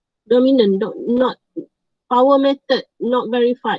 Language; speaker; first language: English; non-native, local second language; Malay